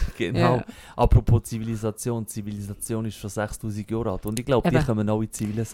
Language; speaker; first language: German; native; German